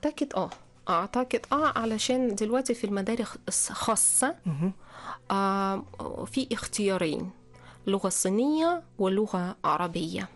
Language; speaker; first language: Arabic; non-native, fluent; Russian